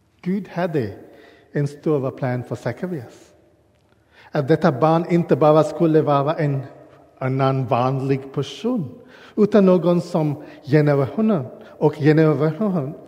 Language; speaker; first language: Swedish; non-native, learner; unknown